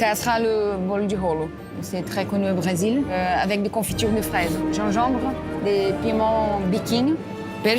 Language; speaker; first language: French; non-native, learner; Portuguese